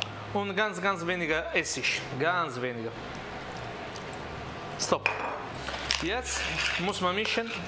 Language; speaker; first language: German; non-native, learner; Italian